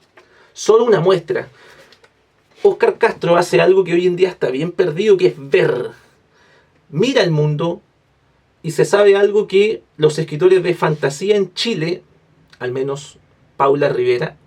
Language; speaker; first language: Spanish; native; Spanish